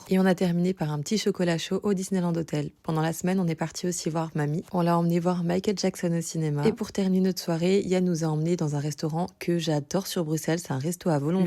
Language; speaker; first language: French; native; French